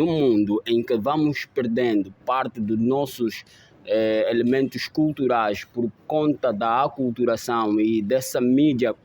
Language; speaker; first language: Portuguese; native; Portuguese